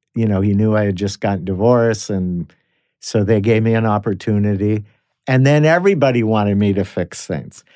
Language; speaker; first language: English; native; English